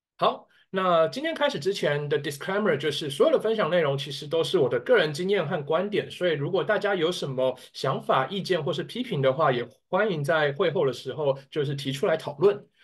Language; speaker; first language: Chinese; native; Chinese